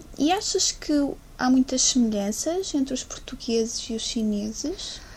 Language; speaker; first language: Portuguese; native; Portuguese